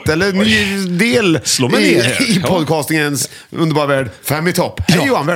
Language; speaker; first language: Swedish; native; Swedish